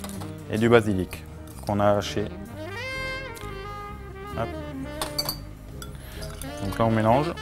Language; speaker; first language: French; native; French